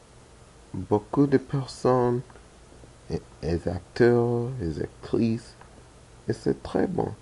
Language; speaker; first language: French; non-native, learner; English